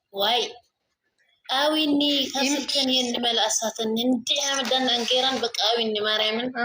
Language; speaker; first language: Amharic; non-native, local second language; Tigrinya